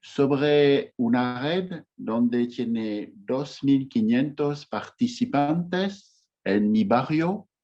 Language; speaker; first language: Spanish; non-native, fluent; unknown